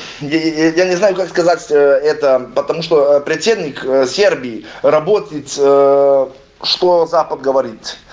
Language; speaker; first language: Russian; non-native, learner; Serbian